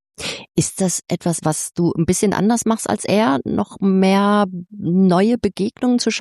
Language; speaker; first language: German; native; German